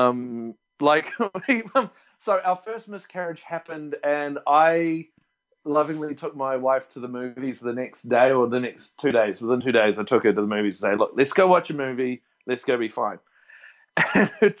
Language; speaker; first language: English; native; English